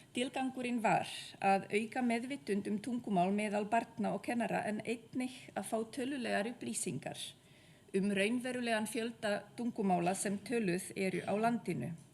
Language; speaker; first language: Icelandic; non-native, fluent; Czech